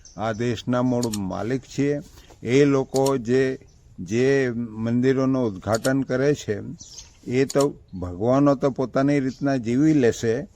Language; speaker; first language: Gujarati; non-native, local second language; Vasavi